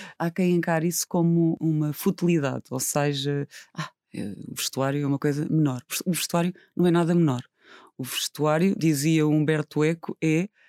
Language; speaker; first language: Portuguese; native; Portuguese